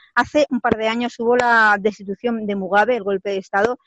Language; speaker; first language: Spanish; native; Spanish